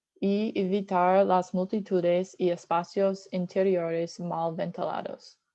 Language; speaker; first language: Spanish; non-native, learner; English